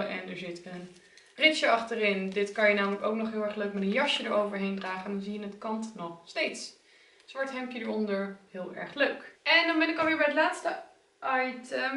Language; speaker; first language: Dutch; native; Dutch